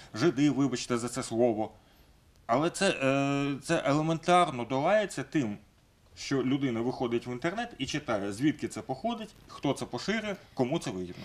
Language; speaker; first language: Ukrainian; non-native, local second language; Russian